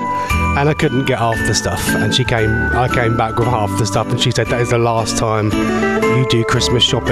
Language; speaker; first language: English; native; English